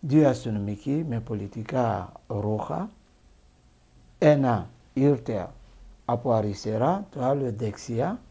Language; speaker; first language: Greek; non-native, learner; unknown